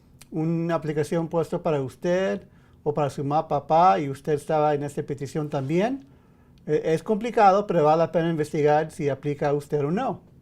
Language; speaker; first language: Spanish; early bilingual, heritage; English